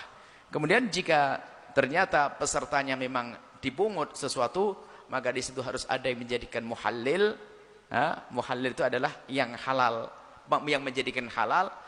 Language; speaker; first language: Indonesian; non-native, local second language; Javanese